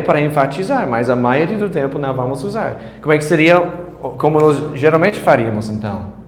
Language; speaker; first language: Portuguese; non-native, fluent; English